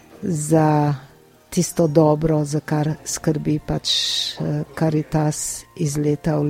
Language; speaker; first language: Slovenian; native; Slovenian